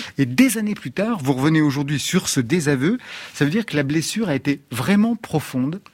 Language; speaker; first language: French; native; French